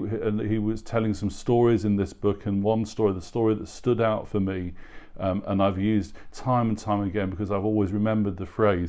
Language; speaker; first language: English; native; English